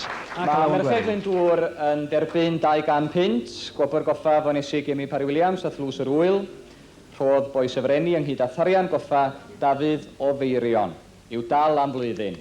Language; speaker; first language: Welsh; native; Welsh